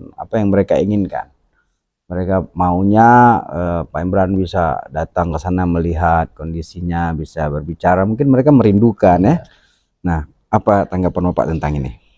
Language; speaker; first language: Indonesian; native; Indonesian